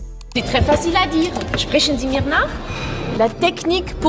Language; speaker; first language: French; non-native, learner; German